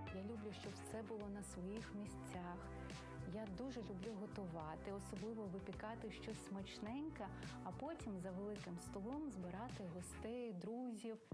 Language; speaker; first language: Ukrainian; native; Ukrainian